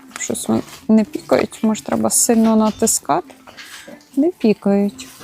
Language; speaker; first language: Ukrainian; native; Ukrainian